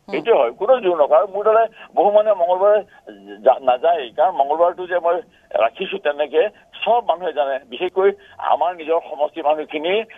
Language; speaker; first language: Assamese; native; Assamese